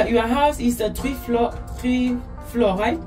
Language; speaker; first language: English; non-native, learner; French